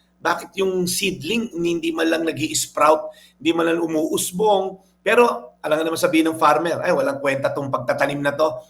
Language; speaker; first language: Filipino; native; Filipino